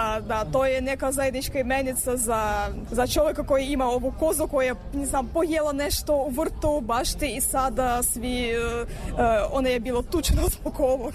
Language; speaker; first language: Serbian; non-native, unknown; Russian